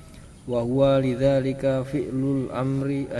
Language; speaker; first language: Arabic; non-native, learner; Indonesian